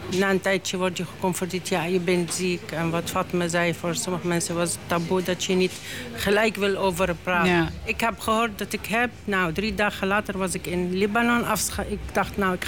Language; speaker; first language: Dutch; non-native, learner; Arabic